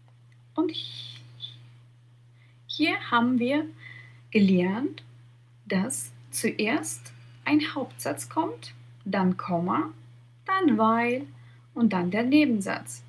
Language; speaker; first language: German; non-native, fluent; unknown